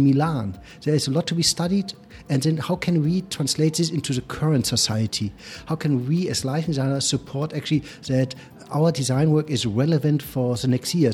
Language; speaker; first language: English; non-native, fluent; German